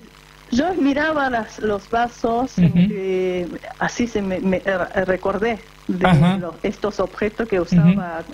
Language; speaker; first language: Spanish; non-native, fluent; Japanese